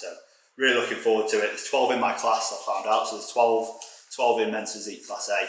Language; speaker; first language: English; native; English